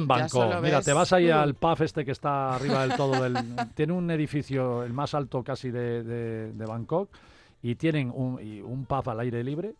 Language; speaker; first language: Spanish; native; Spanish